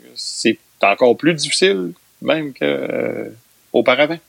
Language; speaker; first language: French; native; French